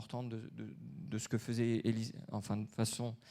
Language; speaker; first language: French; native; French